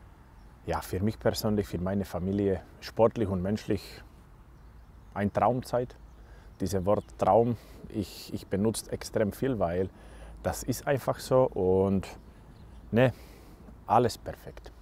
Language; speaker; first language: German; non-native, learner; Slovak